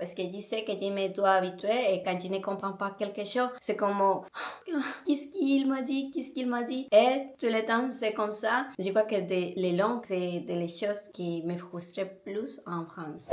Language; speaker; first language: French; non-native, learner; Spanish